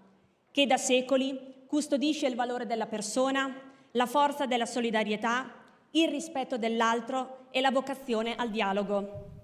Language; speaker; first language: Italian; native; Italian